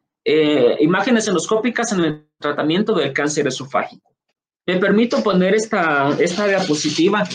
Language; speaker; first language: Spanish; native; Spanish